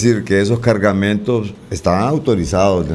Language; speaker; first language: Spanish; native; Spanish